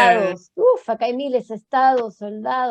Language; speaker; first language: Spanish; native; Spanish